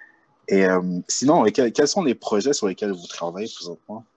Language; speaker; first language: French; native; French